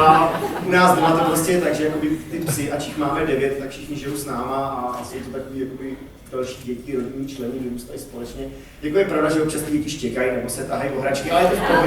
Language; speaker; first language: Czech; native; Czech